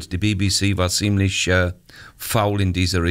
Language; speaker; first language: German; non-native, fluent; English